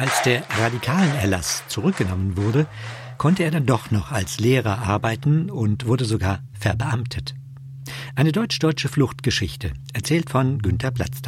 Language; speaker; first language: German; native; German